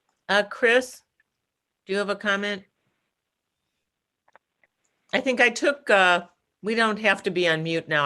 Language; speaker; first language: English; native; English